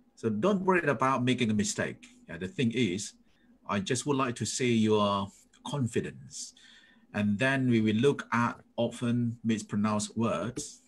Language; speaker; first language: English; non-native, fluent; Thai